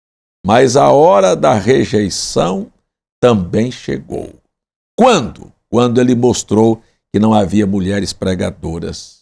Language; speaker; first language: Portuguese; native; Portuguese